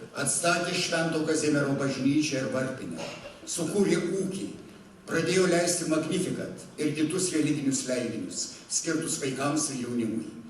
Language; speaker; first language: Lithuanian; native; Lithuanian